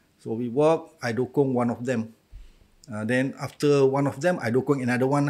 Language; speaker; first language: English; non-native, local second language; Malay